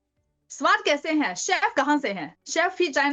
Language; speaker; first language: Hindi; non-native, learner; Chinese